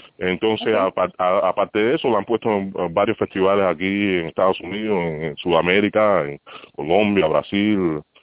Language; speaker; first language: Spanish; native; Spanish